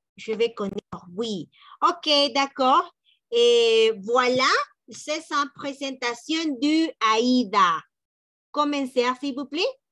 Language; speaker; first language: French; non-native, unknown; Spanish